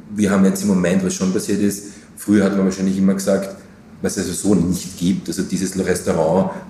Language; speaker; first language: German; native; German